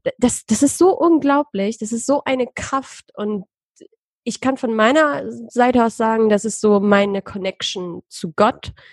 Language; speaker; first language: German; early bilingual, other home language; Persian